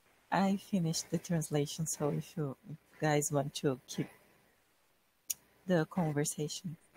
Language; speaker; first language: English; non-native, fluent; Portuguese